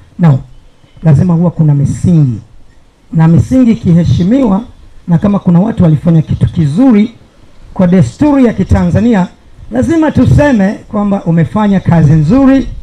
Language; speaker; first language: Swahili; native; Swahili